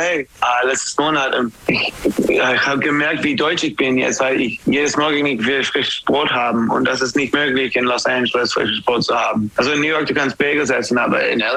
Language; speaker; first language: German; non-native, learner; English